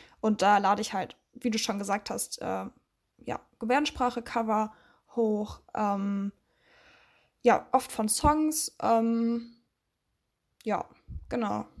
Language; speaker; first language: German; early bilingual, other home language; Russian